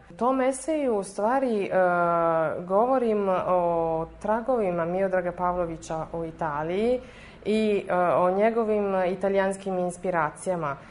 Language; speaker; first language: Serbian; non-native, fluent; Italian